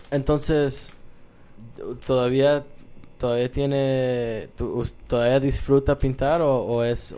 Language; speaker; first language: Spanish; early bilingual, heritage; Spanish